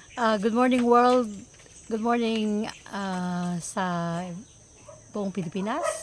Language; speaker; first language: Filipino; non-native, local second language; Iloko